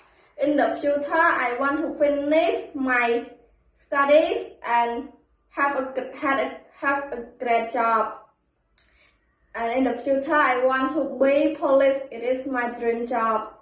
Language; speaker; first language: English; non-native, learner; Khmer